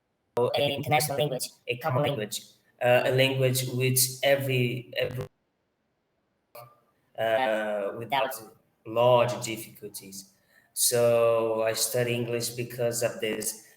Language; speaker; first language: English; non-native, fluent; Portuguese